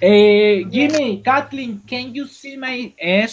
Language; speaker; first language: English; non-native, learner; Spanish